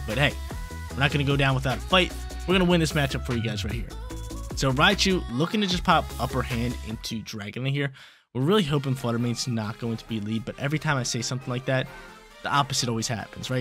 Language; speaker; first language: English; native; English